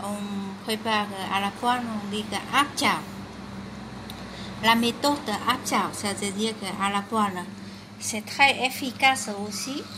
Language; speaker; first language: French; non-native, fluent; Vietnamese